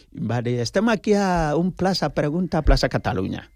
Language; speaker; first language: Catalan; non-native, learner; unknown